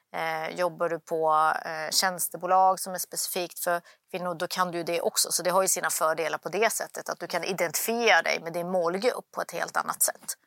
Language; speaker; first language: Swedish; early bilingual, other home language; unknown